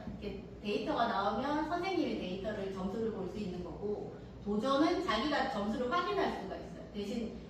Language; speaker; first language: Korean; native; Korean